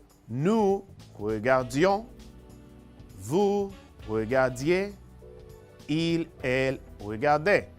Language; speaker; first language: French; non-native, fluent; Spanish